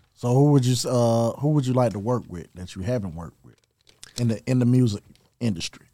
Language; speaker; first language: English; native; English